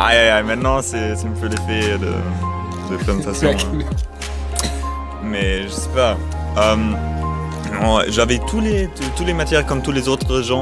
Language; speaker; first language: French; non-native, learner; German